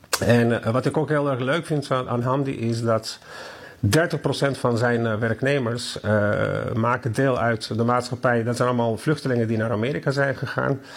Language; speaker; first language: Dutch; non-native, fluent; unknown